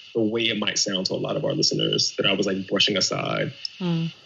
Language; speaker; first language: English; native; English